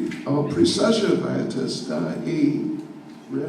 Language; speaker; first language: Russian; non-native, learner; English